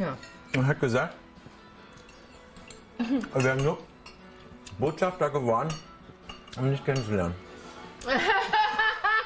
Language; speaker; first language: German; native; German